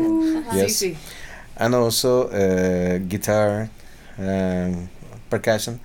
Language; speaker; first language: English; non-native, fluent; Spanish